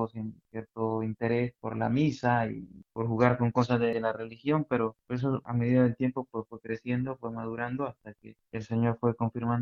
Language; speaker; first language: Spanish; native; Spanish